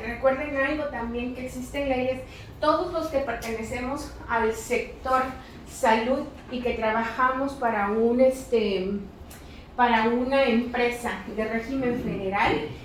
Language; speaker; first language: Spanish; native; Spanish